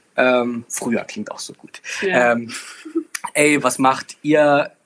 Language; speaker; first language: German; native; German